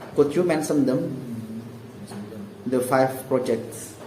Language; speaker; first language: English; non-native, learner; Indonesian